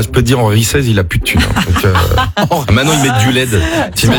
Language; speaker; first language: French; native; French